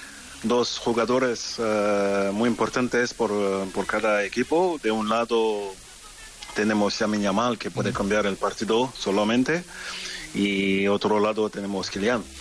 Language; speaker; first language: Spanish; non-native, fluent; French